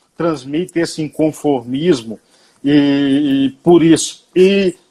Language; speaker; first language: Portuguese; native; Portuguese